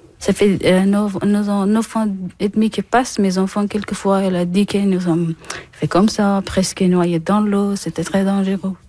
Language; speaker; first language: French; non-native, learner; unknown